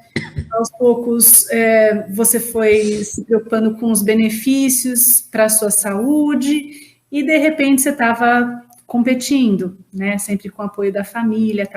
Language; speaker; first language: Portuguese; native; Portuguese